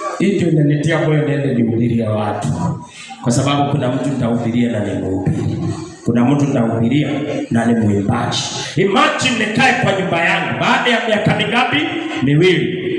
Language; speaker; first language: Swahili; non-native, local second language; Luyia